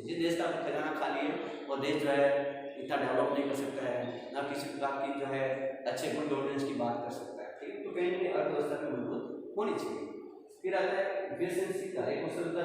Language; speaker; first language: Hindi; native; Hindi